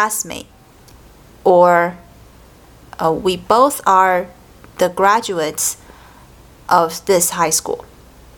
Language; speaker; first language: English; non-native, fluent; Chinese